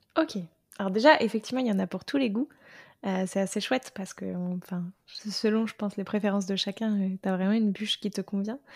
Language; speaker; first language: French; native; French